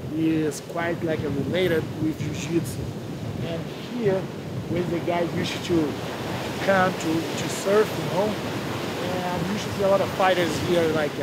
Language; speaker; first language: English; non-native, fluent; Portuguese